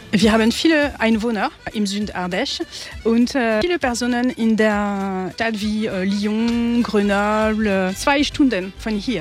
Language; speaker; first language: German; non-native, learner; French